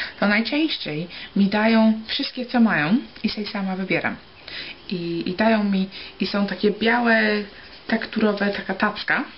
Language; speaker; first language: Polish; early bilingual, heritage; Polish